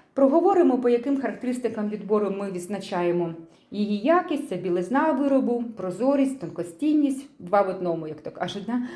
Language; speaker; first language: Ukrainian; non-native, local second language; Russian